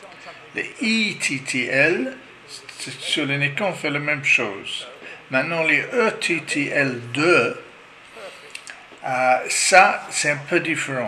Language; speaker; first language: French; non-native, learner; English